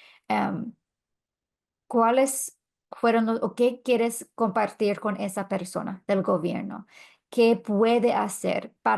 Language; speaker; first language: Spanish; non-native, fluent; English